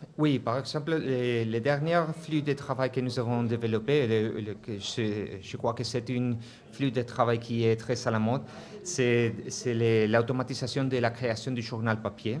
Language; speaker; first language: French; non-native, fluent; Spanish